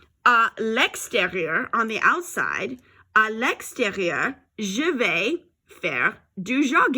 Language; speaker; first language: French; non-native, fluent; English